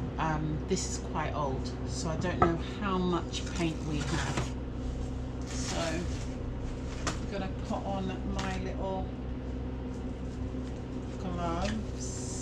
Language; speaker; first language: English; native; English